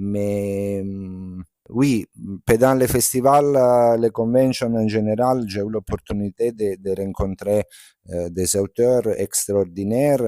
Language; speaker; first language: French; non-native, fluent; Italian